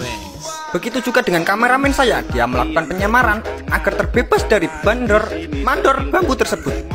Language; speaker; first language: Indonesian; native; Indonesian